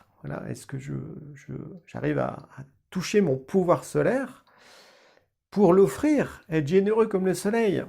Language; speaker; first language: French; native; French